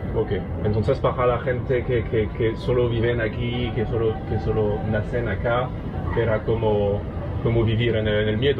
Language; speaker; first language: Spanish; non-native, learner; French